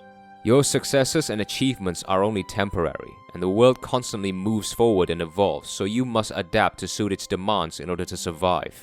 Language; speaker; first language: English; non-native, fluent; Korean